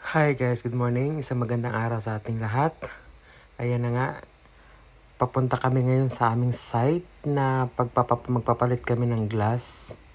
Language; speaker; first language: Filipino; non-native, local second language; Cebuano